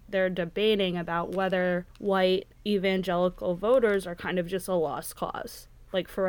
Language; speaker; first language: English; native; English